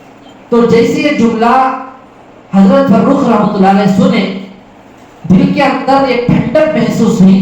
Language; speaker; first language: Urdu; native; Urdu